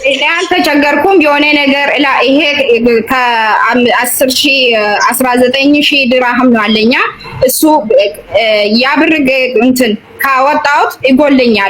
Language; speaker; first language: Amharic; non-native, local second language; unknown